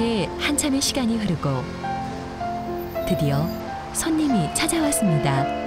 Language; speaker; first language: Korean; native; Korean